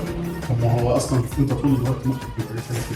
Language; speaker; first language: Arabic; native; Arabic